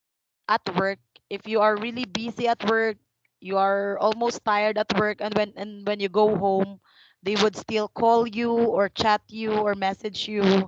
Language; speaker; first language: English; non-native, fluent; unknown